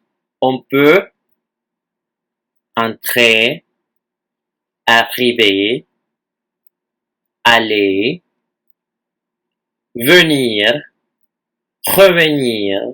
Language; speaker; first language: French; non-native, fluent; Spanish